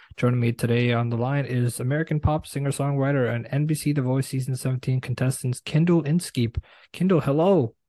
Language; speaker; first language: English; native; English